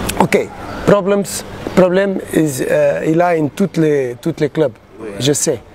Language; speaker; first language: French; non-native, learner; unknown